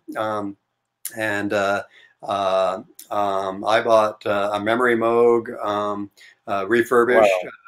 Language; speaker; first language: English; native; English